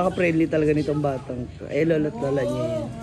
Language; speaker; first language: Filipino; non-native, local second language; Cebuano